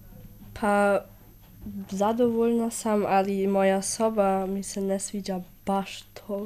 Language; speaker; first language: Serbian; early bilingual, heritage; Serbian